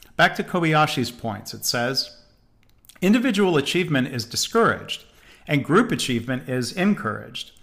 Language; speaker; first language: English; native; English